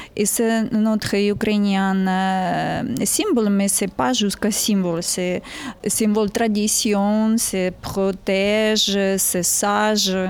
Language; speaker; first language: French; non-native, learner; Ukrainian